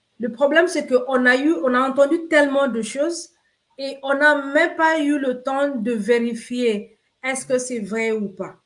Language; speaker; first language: French; non-native, fluent; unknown